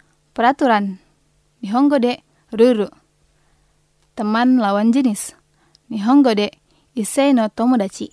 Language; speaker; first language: Japanese; non-native, fluent; Indonesian